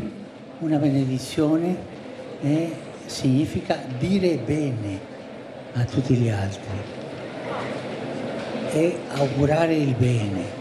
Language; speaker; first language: Italian; non-native, fluent; Spanish